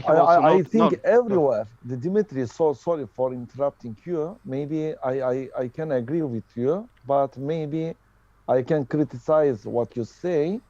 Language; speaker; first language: English; non-native, learner; Turkish